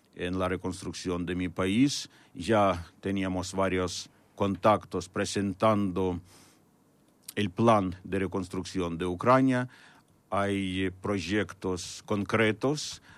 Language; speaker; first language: Spanish; non-native, fluent; Ukrainian